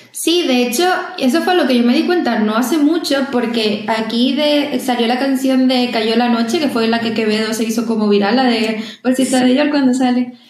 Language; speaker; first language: Spanish; native; Spanish